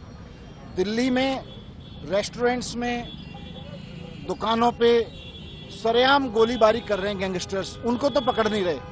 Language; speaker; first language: Hindi; native; Hindi